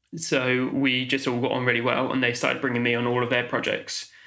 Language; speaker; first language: English; native; English